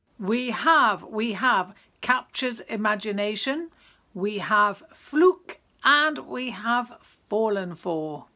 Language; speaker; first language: English; native; English